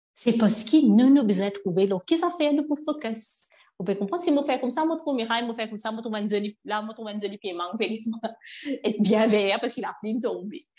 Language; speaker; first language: French; non-native, local second language; Morisyen